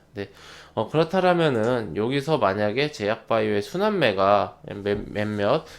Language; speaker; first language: Korean; native; Korean